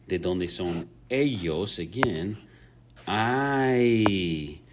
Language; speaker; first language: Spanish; non-native, fluent; English